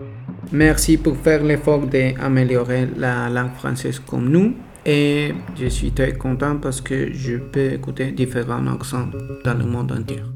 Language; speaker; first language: French; non-native, learner; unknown